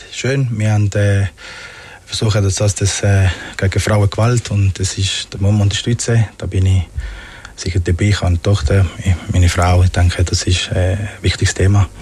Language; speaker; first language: German; non-native, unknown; Spanish